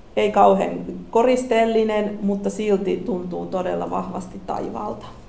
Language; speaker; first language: Finnish; early bilingual, other home language; Russian